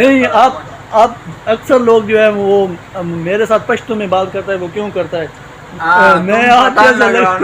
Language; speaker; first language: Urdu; non-native, local second language; Punjabi